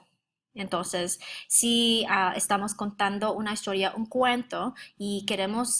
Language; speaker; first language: Spanish; non-native, fluent; English